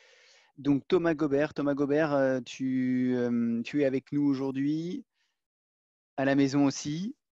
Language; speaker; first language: French; native; French